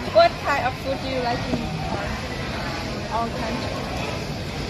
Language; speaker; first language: English; non-native, learner; Thai